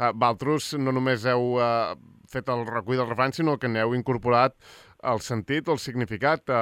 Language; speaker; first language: Catalan; native; Catalan